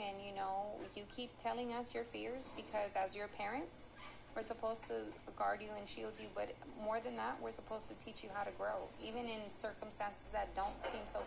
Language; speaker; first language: English; early bilingual, other home language; Spanish